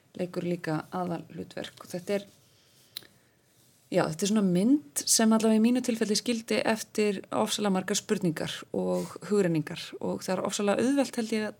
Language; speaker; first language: Icelandic; native; Icelandic